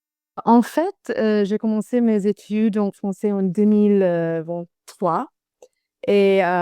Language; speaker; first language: French; non-native, fluent; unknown